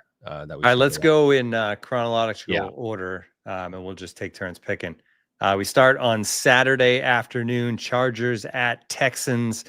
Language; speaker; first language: English; native; English